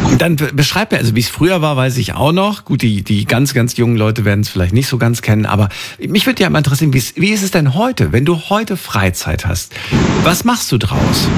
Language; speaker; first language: German; native; German